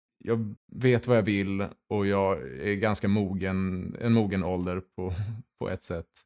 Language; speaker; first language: Swedish; early bilingual, heritage; Swedish